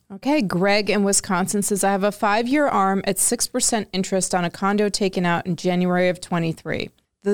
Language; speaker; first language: English; native; English